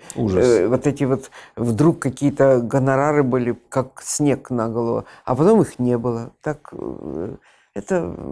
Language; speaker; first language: Russian; native; Russian